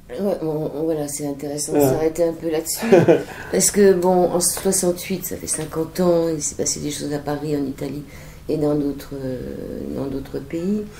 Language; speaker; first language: French; native; French